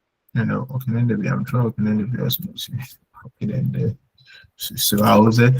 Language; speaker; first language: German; non-native, fluent; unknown